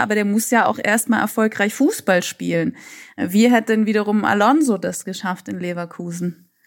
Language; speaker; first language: German; native; German